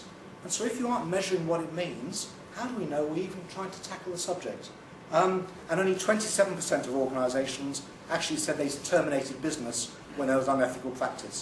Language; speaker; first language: English; native; English